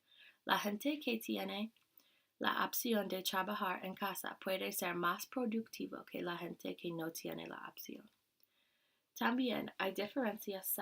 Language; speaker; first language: Spanish; non-native, learner; English